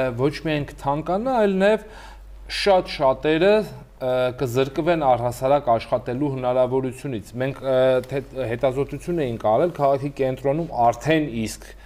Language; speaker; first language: Armenian; native; Armenian